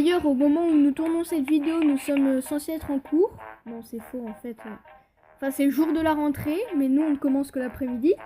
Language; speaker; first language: French; native; French